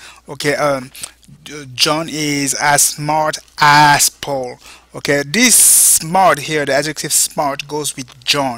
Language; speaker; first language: English; non-native, fluent; French